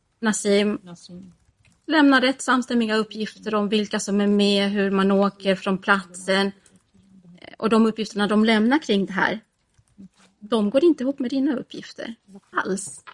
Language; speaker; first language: Swedish; native; Swedish